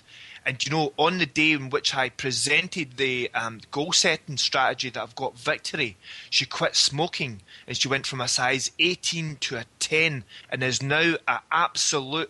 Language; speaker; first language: English; native; English